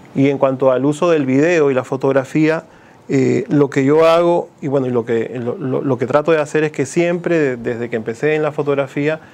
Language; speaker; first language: Spanish; native; Spanish